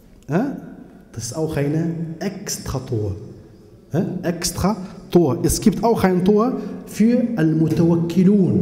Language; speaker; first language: German; non-native, fluent; Arabic